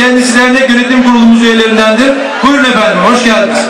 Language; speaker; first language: Turkish; native; Turkish